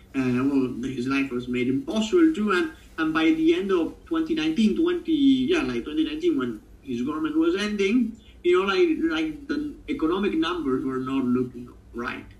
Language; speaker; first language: English; non-native, fluent; Italian